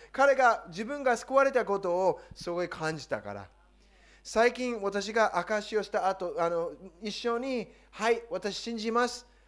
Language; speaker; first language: Japanese; non-native, fluent; English